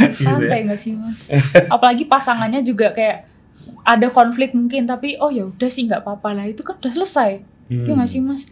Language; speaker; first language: Indonesian; native; Indonesian